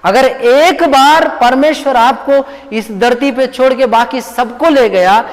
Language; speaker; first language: Hindi; non-native, local second language; Telugu